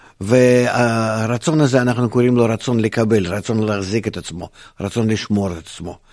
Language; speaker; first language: Hebrew; non-native, fluent; Russian